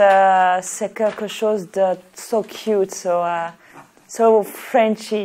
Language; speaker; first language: French; non-native, learner; English